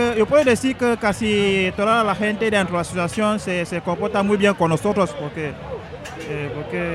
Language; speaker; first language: Spanish; non-native, learner; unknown